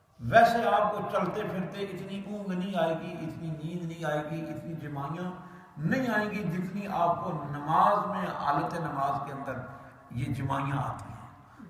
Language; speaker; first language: Urdu; non-native, local second language; Punjabi